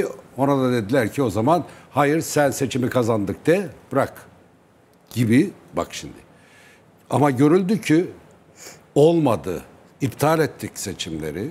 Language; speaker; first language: Turkish; native; Turkish